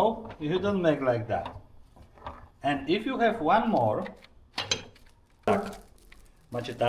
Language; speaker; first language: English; non-native, learner; Polish